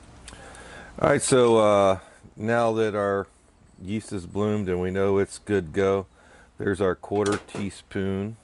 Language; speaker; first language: English; native; English